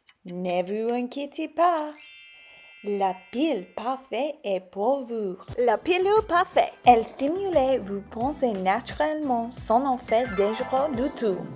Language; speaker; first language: French; non-native, learner; English